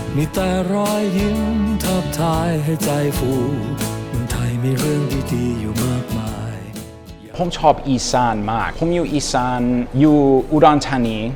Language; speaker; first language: Thai; non-native, learner; English